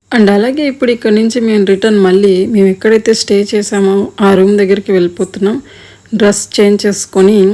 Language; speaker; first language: Telugu; native; Telugu